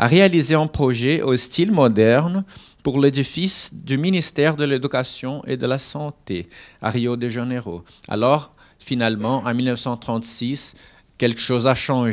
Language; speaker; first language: French; non-native, fluent; Portuguese